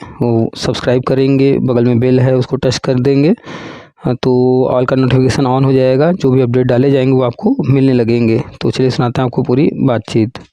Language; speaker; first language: Hindi; native; Hindi